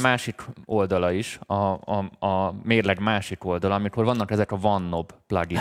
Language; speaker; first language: Hungarian; native; Hungarian